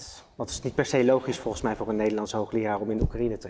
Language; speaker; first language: Dutch; native; Dutch